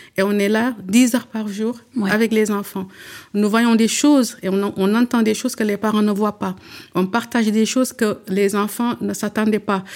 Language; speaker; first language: French; early bilingual, other home language; Wolof